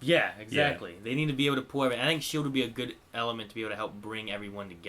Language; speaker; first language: English; native; English